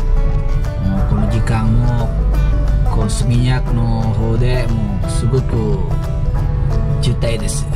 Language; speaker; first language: Japanese; non-native, fluent; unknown